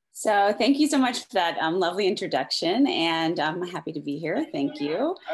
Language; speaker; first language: English; native; English